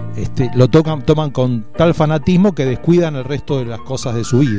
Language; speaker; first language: Spanish; native; Spanish